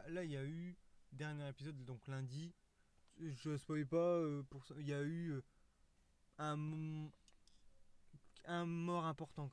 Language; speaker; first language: French; native; French